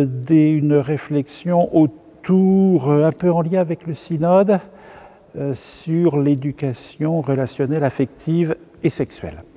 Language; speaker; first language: French; native; French